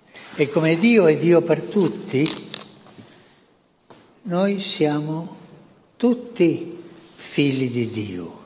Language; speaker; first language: Italian; non-native, fluent; Spanish